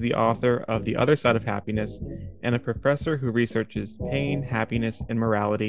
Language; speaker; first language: English; native; English